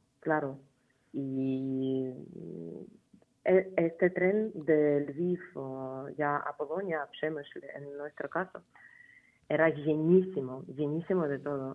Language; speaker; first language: Spanish; non-native, fluent; Ukrainian